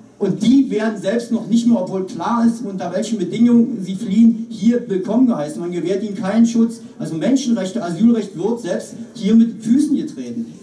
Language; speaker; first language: German; native; German